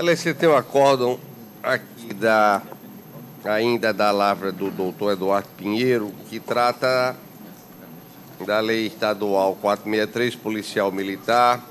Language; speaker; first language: Portuguese; native; Portuguese